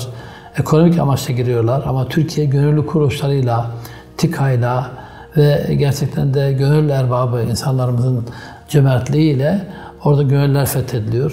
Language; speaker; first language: Turkish; native; Turkish